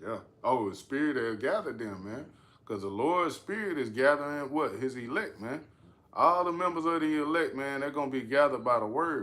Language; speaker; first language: English; native; English